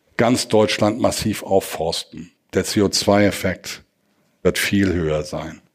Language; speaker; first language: German; native; German